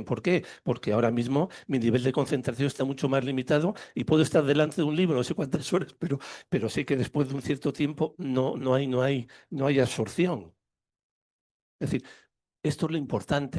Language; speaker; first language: Spanish; native; Spanish